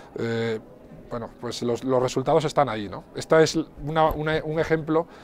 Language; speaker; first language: Spanish; native; Spanish